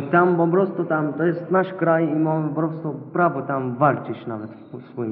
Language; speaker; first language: Polish; non-native, learner; Arabic